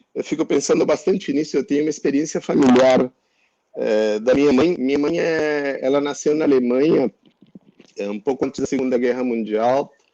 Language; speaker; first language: Portuguese; non-native, fluent; Spanish